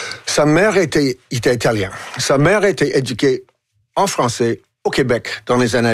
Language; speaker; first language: French; non-native, fluent; English